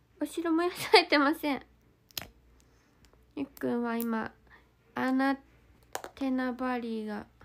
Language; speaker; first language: Japanese; native; Japanese